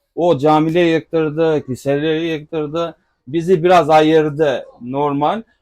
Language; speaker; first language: Turkish; non-native, fluent; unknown